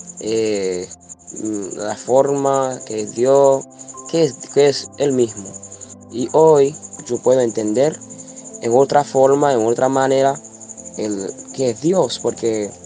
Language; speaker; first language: Spanish; non-native, learner; Haitian Creole